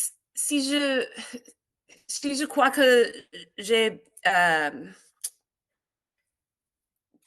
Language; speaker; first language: French; non-native, learner; English